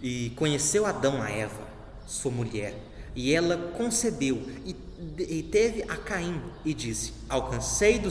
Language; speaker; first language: Portuguese; native; Portuguese